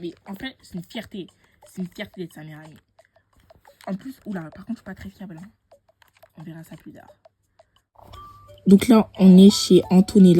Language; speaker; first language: French; native; French